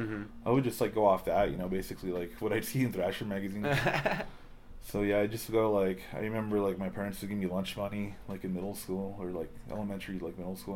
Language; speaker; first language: English; native; English